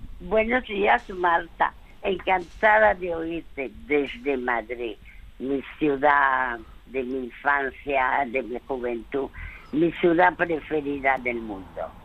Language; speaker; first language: Spanish; early bilingual, other home language; French